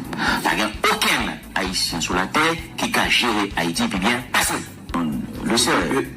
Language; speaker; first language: French; non-native, local second language; Haitian Creole